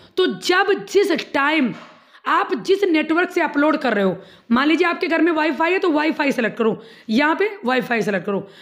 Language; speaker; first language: Hindi; native; Hindi